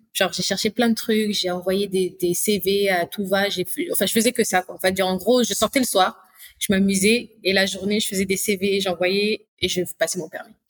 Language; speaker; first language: French; native; French